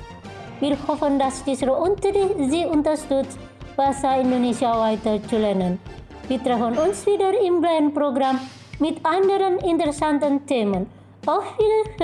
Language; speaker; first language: German; non-native, fluent; Indonesian